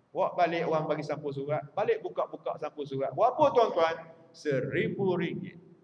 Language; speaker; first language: Malay; native; Malay